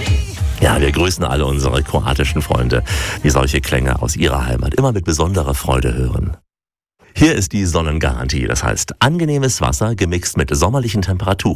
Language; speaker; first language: German; native; German